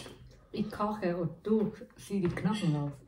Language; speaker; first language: German; non-native, learner; Vietnamese